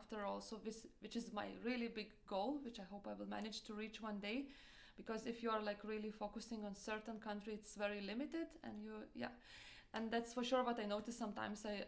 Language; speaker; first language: English; non-native, fluent; Lithuanian